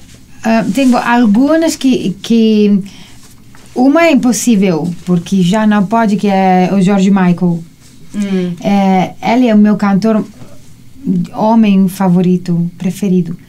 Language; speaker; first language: Portuguese; non-native, learner; Italian